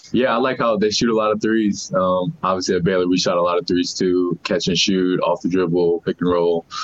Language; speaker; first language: English; native; English